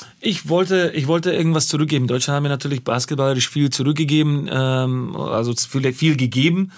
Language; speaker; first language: German; non-native, fluent; Slovak